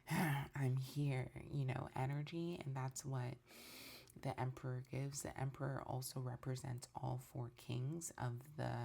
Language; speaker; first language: English; native; English